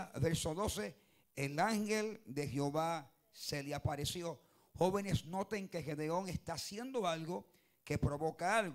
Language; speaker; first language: Spanish; native; Spanish